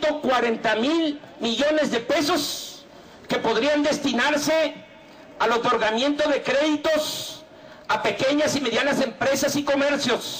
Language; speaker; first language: Spanish; native; Spanish